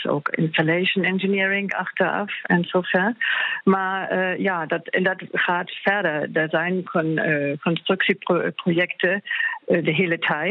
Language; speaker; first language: Dutch; non-native, fluent; German